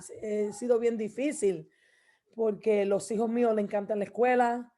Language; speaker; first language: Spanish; early bilingual, heritage; Spanish